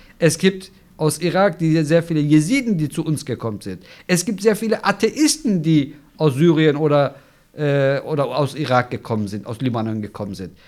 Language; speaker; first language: German; non-native, fluent; Turkish